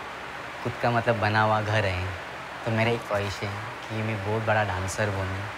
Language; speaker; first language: Hindi; native; Hindi